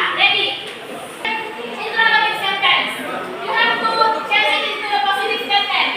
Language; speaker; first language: English; non-native, learner; Indonesian